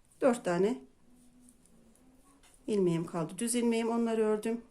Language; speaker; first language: Turkish; native; Turkish